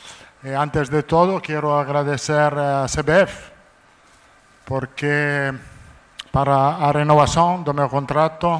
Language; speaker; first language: Portuguese; non-native, learner; Italian